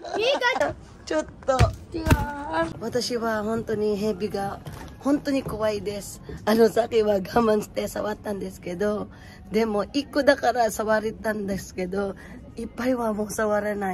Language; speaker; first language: Japanese; non-native, fluent; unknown